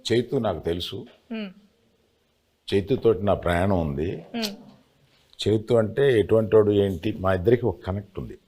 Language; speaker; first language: Telugu; native; Telugu